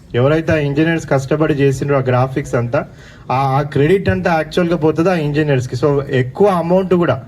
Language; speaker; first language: Telugu; native; Telugu